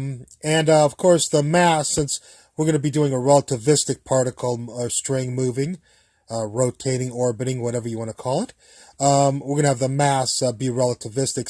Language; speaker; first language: English; native; English